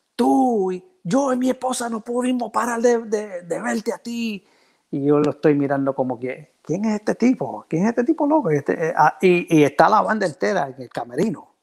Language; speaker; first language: Spanish; early bilingual, heritage; Spanish